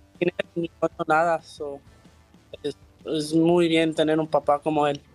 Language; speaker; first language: Spanish; early bilingual, heritage; Spanish